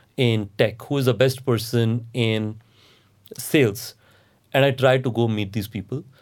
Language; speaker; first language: English; non-native, local second language; Hindi